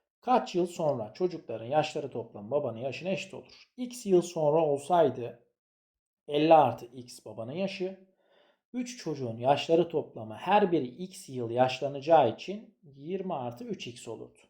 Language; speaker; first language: Turkish; native; Turkish